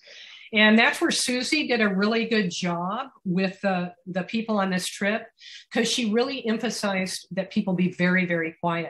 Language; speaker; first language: English; native; English